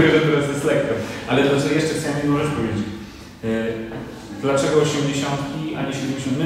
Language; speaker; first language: Polish; native; Polish